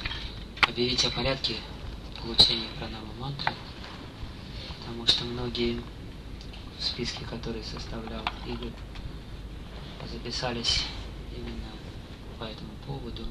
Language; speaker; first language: Russian; native; Russian